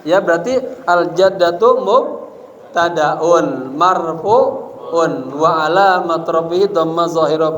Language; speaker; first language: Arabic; non-native, fluent; Indonesian